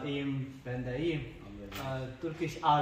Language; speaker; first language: Turkish; non-native, learner; Urdu